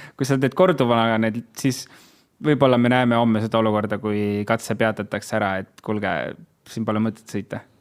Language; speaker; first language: Estonian; native; Estonian